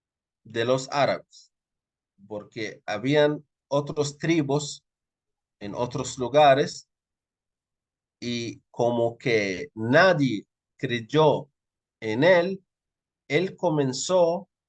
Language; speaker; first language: Spanish; non-native, fluent; Arabic